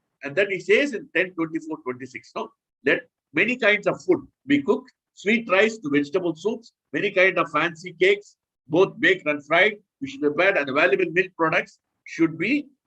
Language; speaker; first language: English; non-native, local second language; Hindi